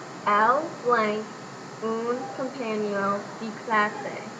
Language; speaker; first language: Spanish; non-native, learner; English